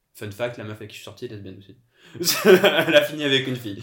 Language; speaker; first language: French; native; French